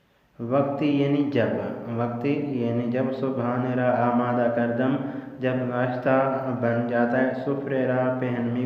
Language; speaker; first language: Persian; non-native, fluent; Urdu